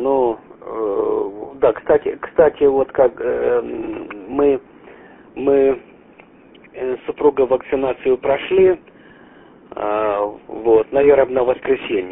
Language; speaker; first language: Russian; native; Russian